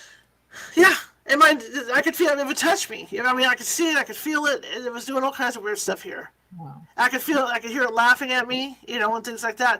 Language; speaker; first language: English; native; English